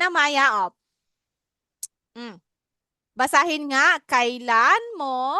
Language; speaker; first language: Filipino; native; Filipino